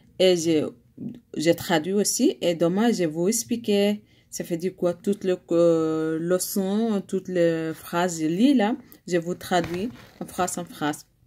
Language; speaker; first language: French; non-native, learner; Arabic